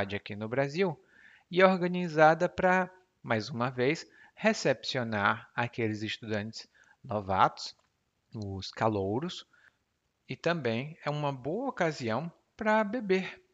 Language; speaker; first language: Portuguese; native; Portuguese